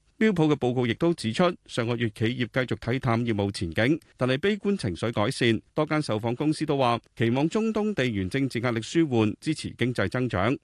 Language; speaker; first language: Cantonese; native; Cantonese